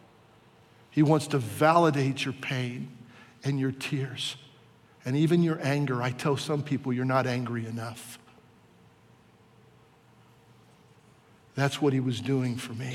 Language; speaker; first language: English; native; English